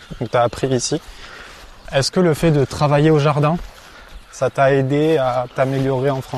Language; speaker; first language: French; native; French